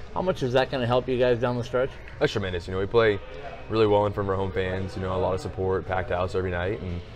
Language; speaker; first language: English; native; English